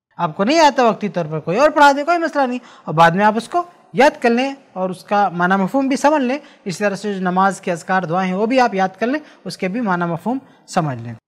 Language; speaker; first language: Hindi; native; Hindi